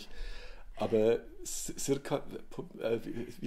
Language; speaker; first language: German; native; German